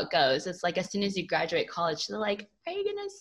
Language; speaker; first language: English; native; English